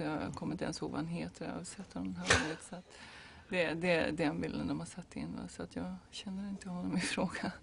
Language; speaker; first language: Swedish; native; Swedish